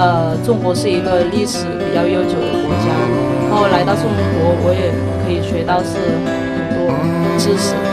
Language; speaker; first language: Chinese; non-native, learner; Vietnamese